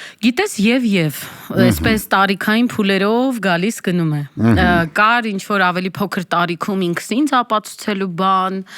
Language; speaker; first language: Armenian; native; Armenian